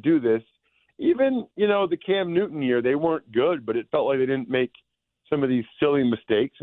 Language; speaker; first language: English; native; English